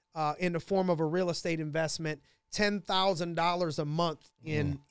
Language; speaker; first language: English; native; English